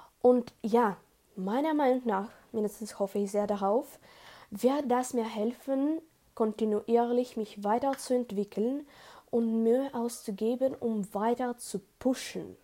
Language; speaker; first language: German; non-native, learner; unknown